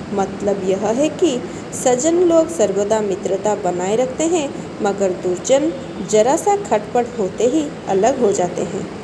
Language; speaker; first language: Hindi; non-native, local second language; Odia